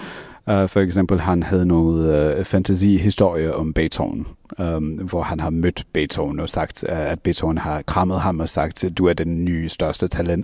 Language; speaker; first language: Danish; non-native, fluent; English